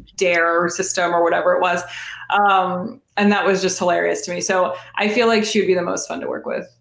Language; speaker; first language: English; native; English